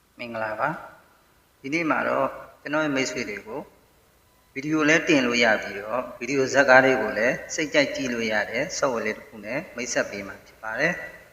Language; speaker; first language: Burmese; native; Burmese